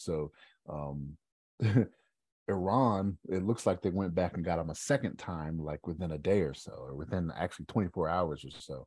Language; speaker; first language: English; native; English